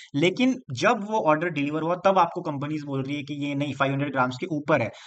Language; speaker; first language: Hindi; non-native, local second language; Marathi